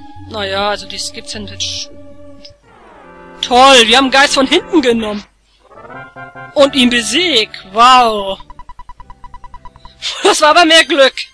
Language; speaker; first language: German; native; German